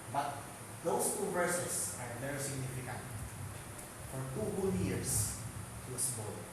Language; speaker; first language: English; non-native, local second language; Filipino